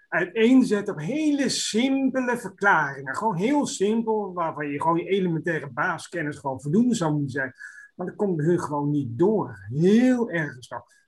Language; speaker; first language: Dutch; native; Dutch